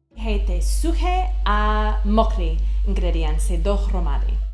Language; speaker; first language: Czech; non-native, learner; English